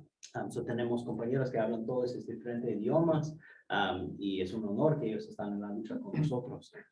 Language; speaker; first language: Spanish; non-native, fluent; English